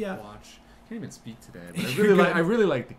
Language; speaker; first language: English; native; English